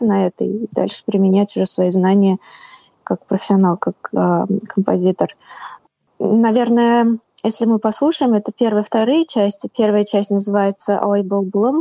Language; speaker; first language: Russian; non-native, local second language; Tatar